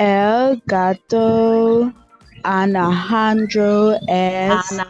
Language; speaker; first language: Spanish; non-native, learner; English